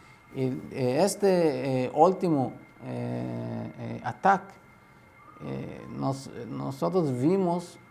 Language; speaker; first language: Spanish; non-native, learner; Arabic